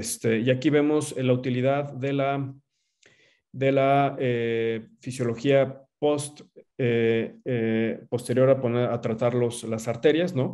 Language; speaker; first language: Spanish; native; Spanish